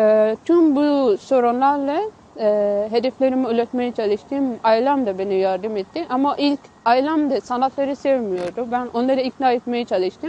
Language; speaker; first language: Turkish; non-native, fluent; Persian